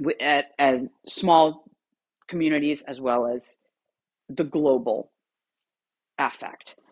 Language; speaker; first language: English; native; English